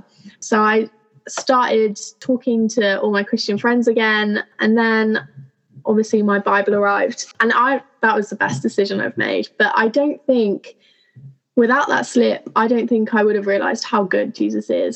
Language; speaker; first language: English; native; English